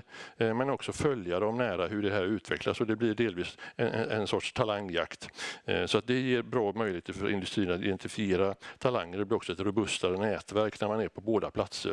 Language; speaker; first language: Swedish; native; Swedish